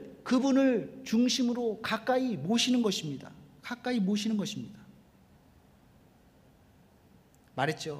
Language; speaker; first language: Korean; native; Korean